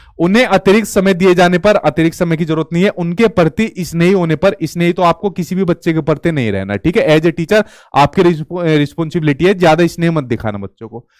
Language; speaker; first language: Hindi; native; Hindi